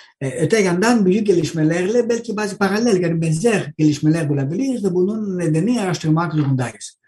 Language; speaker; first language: Turkish; non-native, fluent; Greek